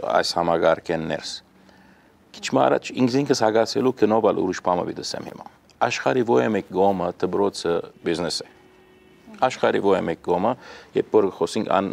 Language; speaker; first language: Armenian; early bilingual, heritage; Armenian